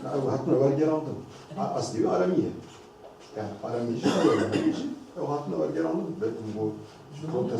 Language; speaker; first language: Turkish; non-native, local second language; Kurdish